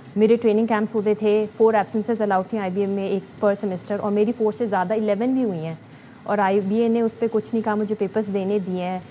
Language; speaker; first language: Urdu; native; Urdu